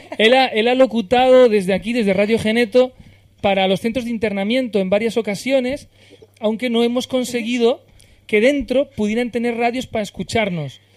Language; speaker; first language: Spanish; native; Spanish